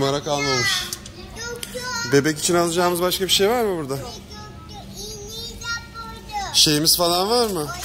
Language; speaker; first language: Turkish; native; Turkish